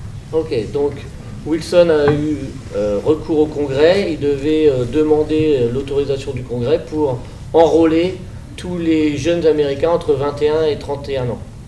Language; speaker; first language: French; native; French